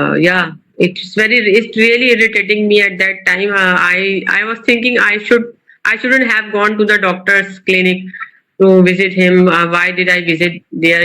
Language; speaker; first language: English; non-native, local second language; Urdu